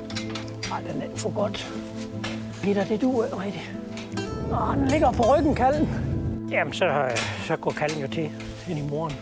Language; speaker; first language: Danish; native; Danish